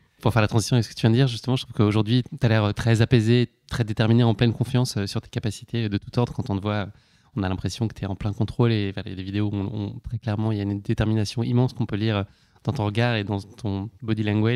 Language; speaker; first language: French; native; French